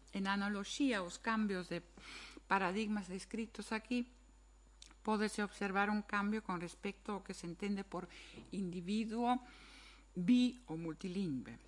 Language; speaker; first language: Galician; non-native, fluent; German